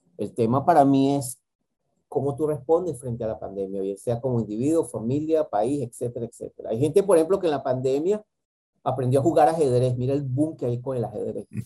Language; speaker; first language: Spanish; native; Spanish